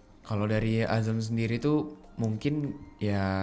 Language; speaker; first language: Indonesian; native; Indonesian